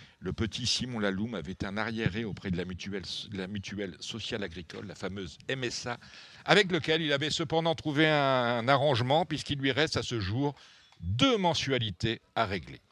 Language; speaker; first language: French; native; French